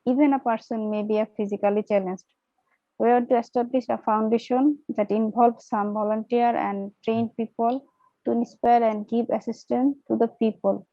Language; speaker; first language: English; non-native, learner; Bangla